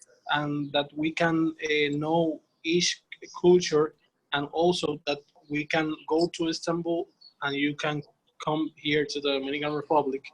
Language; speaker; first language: English; non-native, learner; Spanish